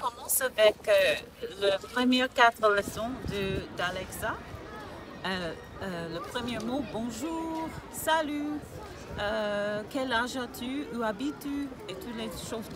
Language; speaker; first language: French; non-native, learner; English